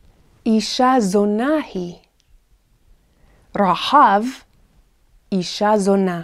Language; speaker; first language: Hebrew; non-native, fluent; English